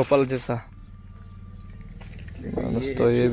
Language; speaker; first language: Hindi; non-native, local second language; Chakma